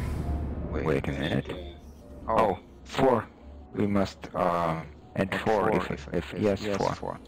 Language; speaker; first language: English; non-native, learner; German